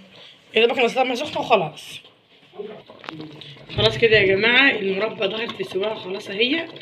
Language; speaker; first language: Arabic; native; Arabic